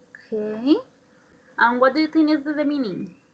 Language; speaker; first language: English; non-native, learner; Spanish